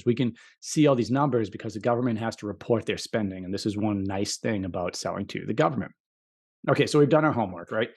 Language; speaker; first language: English; native; English